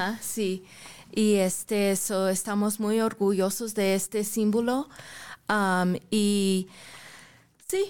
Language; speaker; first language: Spanish; early bilingual, heritage; English